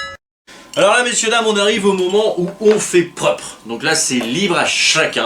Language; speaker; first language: French; native; French